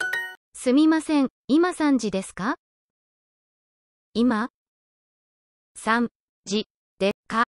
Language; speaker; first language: Japanese; non-native, learner; English